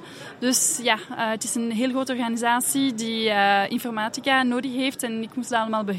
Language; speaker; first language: Dutch; non-native, fluent; French